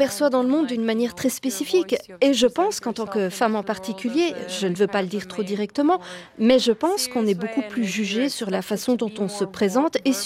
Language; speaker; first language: French; non-native, fluent; Turkish